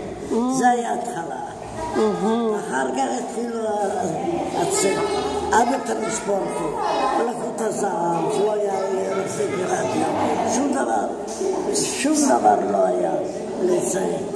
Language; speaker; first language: Hebrew; non-native, fluent; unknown